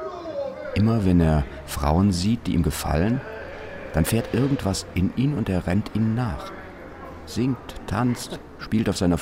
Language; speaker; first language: German; native; German